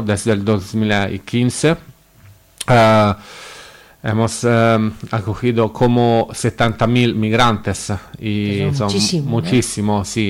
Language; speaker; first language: Spanish; non-native, learner; Italian